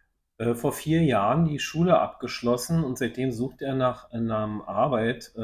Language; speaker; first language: German; native; German